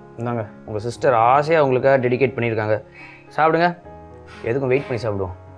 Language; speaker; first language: Tamil; native; Tamil